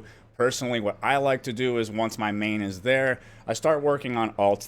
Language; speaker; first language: English; native; English